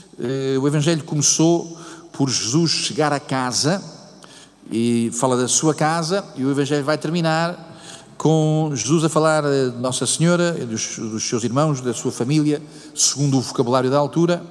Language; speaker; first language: Portuguese; native; Portuguese